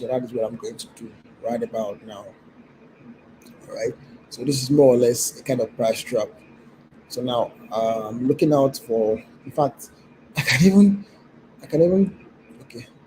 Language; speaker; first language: English; non-native, local second language; Yoruba